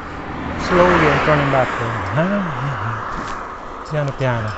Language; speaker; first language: English; non-native, local second language; Filipino